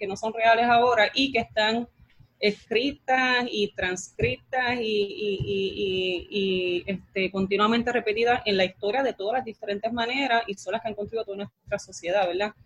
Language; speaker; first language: Spanish; native; Spanish